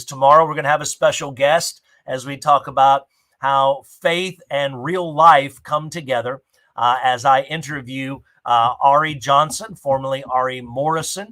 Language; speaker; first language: English; native; English